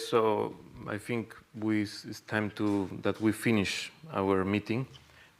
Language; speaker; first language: English; non-native, fluent; Spanish